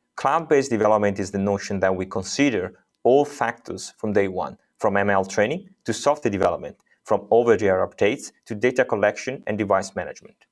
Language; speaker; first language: English; non-native, fluent; Italian